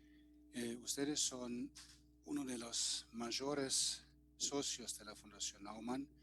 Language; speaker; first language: Spanish; non-native, fluent; German